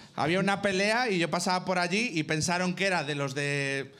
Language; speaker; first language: Spanish; native; Spanish